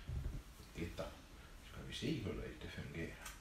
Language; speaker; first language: Swedish; non-native, fluent; Indonesian